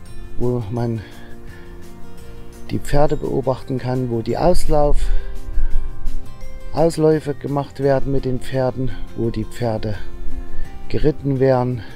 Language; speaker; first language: German; native; German